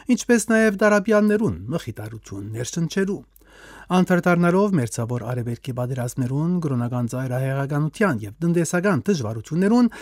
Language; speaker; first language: Armenian; early bilingual, heritage; Armenian